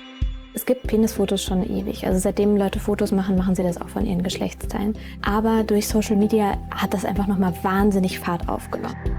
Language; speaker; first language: German; native; German